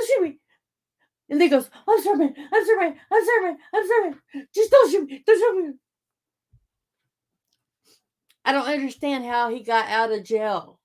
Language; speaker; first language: English; native; English